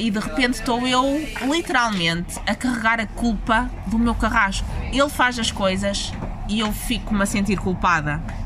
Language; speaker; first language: Portuguese; native; Portuguese